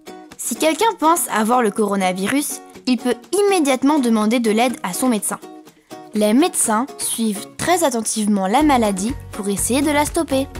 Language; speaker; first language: French; native; French